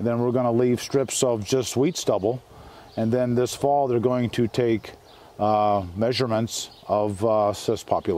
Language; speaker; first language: English; native; English